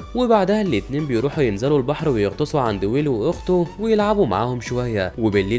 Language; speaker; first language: Arabic; native; Arabic